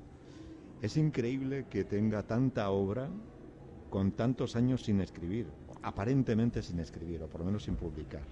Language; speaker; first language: Spanish; native; Spanish